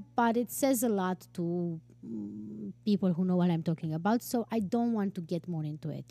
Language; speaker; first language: English; non-native, fluent; Romanian